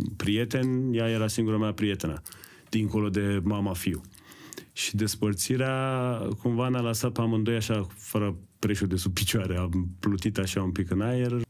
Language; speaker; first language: Romanian; early bilingual, other home language; Persian